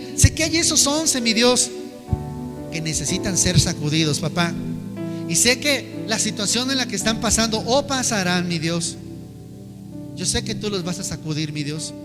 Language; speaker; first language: Spanish; native; Spanish